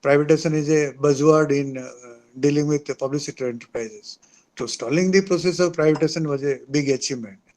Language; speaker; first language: English; non-native, local second language; Odia